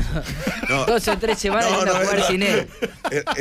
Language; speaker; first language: Spanish; native; Spanish